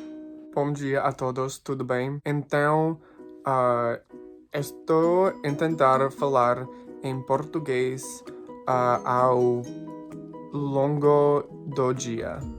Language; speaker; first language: Portuguese; non-native, learner; English